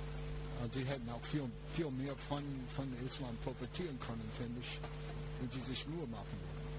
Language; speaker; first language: German; non-native, fluent; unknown